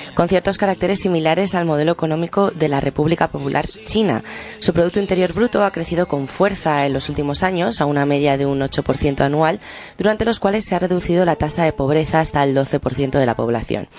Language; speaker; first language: Spanish; native; Spanish